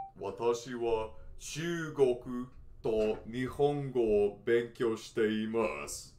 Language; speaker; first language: Japanese; non-native, learner; English